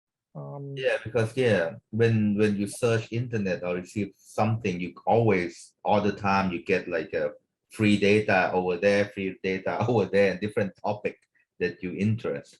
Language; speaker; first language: English; non-native, fluent; Thai